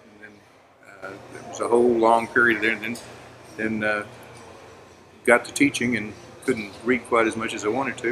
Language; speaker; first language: English; native; English